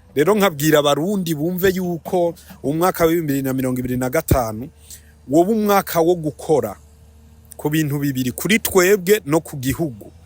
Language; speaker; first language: Rundi; early bilingual, heritage; Rundi